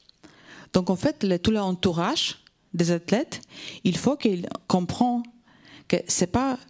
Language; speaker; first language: French; non-native, fluent; Polish